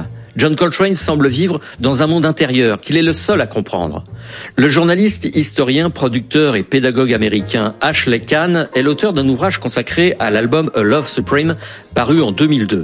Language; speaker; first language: French; native; French